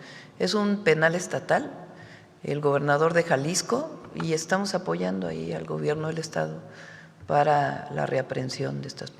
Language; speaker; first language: Spanish; native; Spanish